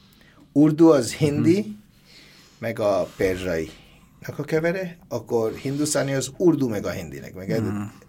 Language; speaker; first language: Hungarian; non-native, fluent; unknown